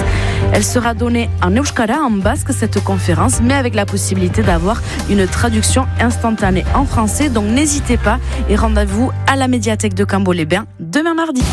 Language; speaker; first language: French; native; French